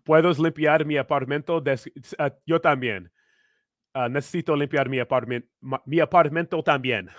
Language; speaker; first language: Spanish; non-native, learner; English